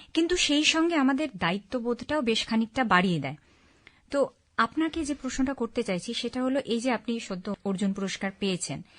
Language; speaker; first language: Bangla; native; Bangla